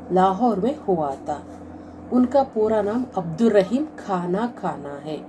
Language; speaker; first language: Hindi; non-native, local second language; Kannada